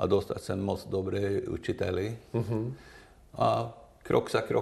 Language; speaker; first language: Czech; non-native, learner; Swedish